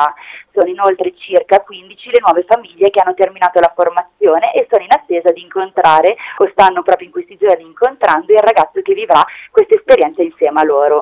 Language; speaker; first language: Italian; native; Italian